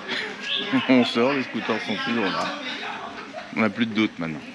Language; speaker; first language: French; native; French